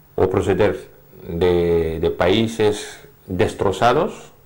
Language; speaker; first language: Spanish; non-native, fluent; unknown